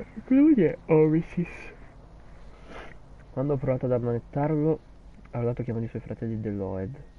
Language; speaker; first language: Italian; native; Italian